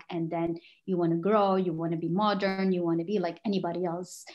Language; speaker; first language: English; non-native, fluent; Arabic